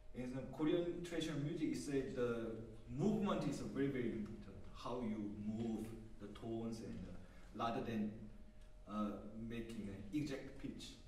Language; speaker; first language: English; non-native, learner; Korean